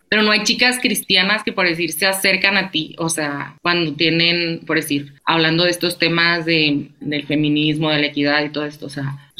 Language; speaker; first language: Spanish; native; Spanish